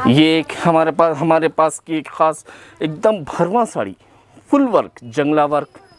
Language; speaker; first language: Hindi; non-native, local second language; Urdu